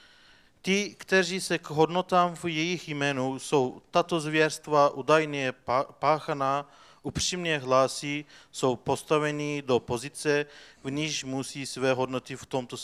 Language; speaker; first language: Czech; non-native, fluent; Turkish